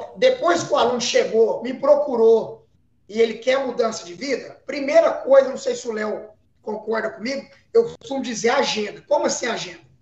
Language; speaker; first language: Portuguese; native; Portuguese